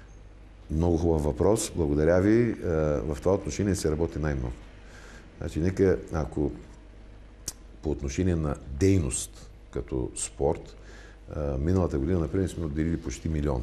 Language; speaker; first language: Bulgarian; native; Bulgarian